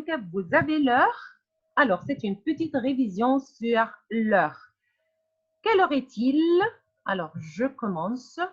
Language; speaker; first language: French; non-native, fluent; Arabic